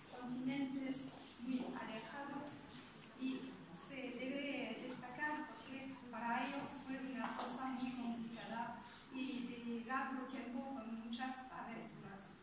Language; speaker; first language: Spanish; non-native, fluent; French